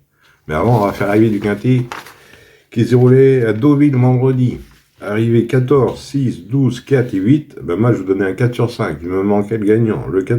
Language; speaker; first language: French; native; French